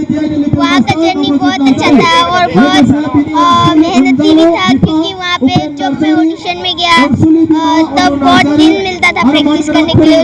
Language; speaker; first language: Hindi; non-native, local second language; Bodo